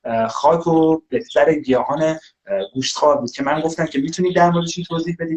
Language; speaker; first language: Persian; native; Persian